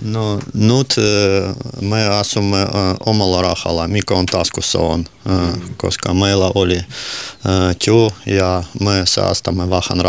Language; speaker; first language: Finnish; non-native, learner; Russian